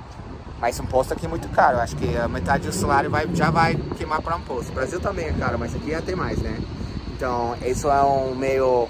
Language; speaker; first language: Portuguese; non-native, fluent; English